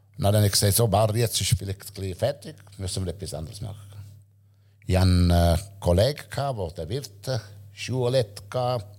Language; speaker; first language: German; non-native, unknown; Italian